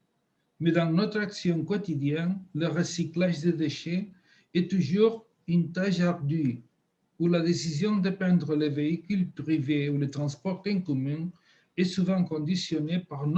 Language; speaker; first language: French; non-native, fluent; Spanish